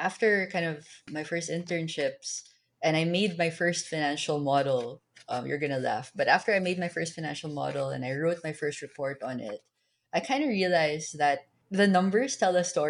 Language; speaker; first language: English; non-native, local second language; Filipino